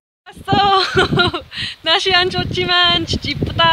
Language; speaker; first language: Korean; non-native, learner; English